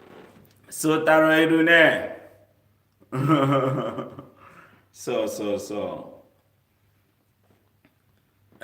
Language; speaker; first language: Japanese; non-native, learner; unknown